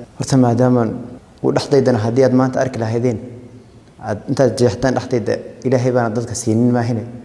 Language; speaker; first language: Somali; non-native, local second language; Oromo